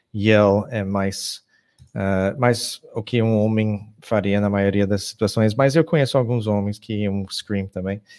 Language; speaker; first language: Portuguese; non-native, fluent; English